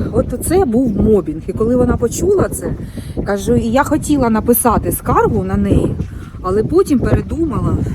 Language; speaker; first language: Ukrainian; non-native, local second language; Russian